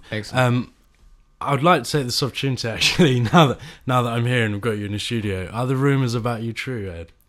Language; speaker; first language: English; native; English